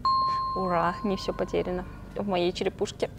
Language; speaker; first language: Russian; native; Russian